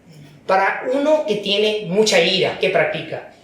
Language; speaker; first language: Spanish; non-native, fluent; Chinese